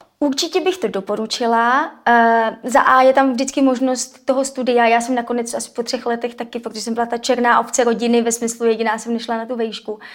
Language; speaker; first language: Czech; native; Czech